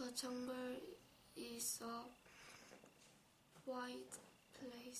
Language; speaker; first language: English; non-native, learner; Korean